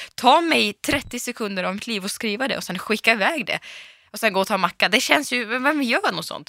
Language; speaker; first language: Swedish; early bilingual, other home language; Russian